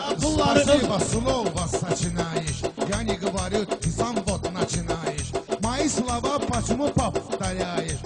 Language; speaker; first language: Russian; non-native, learner; Azerbaijani